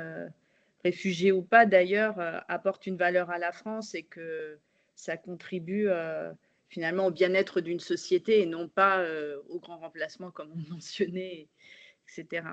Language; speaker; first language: French; native; French